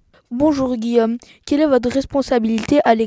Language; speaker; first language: French; native; French